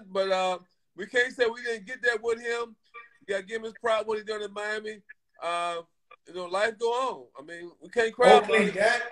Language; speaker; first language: English; native; English